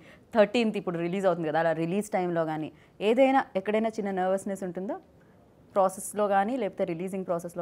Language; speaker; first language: Telugu; native; Telugu